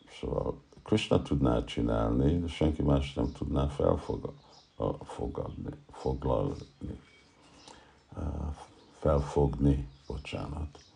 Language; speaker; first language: Hungarian; early bilingual, heritage; Hungarian